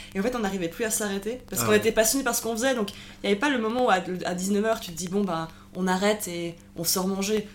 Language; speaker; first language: French; native; French